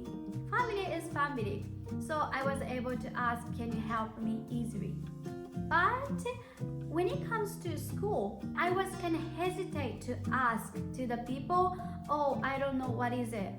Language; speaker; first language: English; non-native, fluent; Japanese